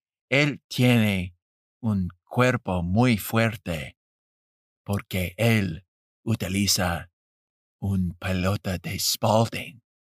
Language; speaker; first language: Spanish; non-native, learner; English